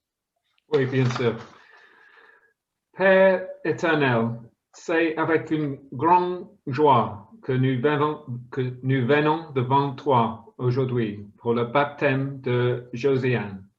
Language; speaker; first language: French; non-native, fluent; English